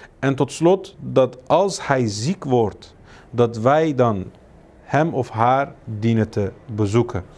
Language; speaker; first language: Dutch; early bilingual, other home language; Turkish